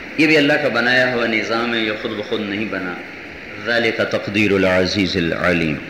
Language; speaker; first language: Urdu; non-native, local second language; Punjabi